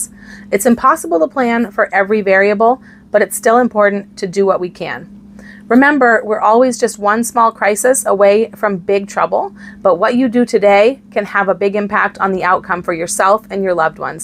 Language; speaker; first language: English; native; English